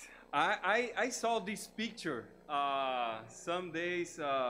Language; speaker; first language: English; non-native, learner; Portuguese